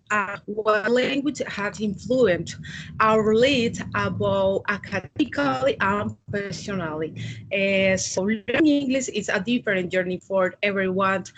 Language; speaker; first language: English; non-native, learner; Spanish